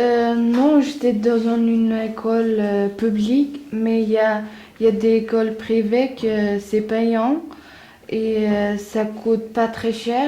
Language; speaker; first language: French; non-native, learner; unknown